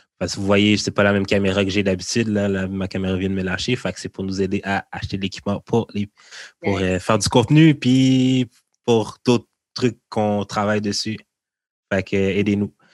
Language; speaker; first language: French; early bilingual, other home language; Haitian Creole